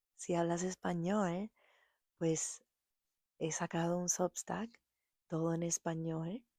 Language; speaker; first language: Spanish; early bilingual, other home language; English